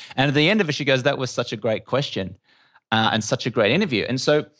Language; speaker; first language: English; native; English